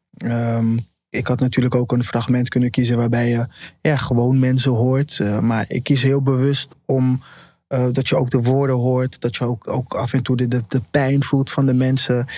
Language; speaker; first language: Dutch; early bilingual, other home language; Papiamento